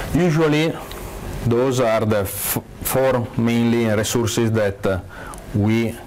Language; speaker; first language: English; non-native, fluent; Italian